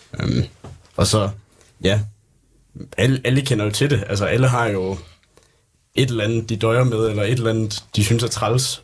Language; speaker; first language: Danish; native; Danish